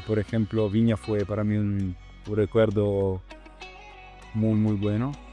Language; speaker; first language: Spanish; non-native, learner; Italian